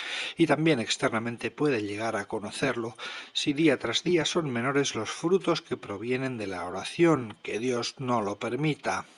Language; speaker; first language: Spanish; native; Spanish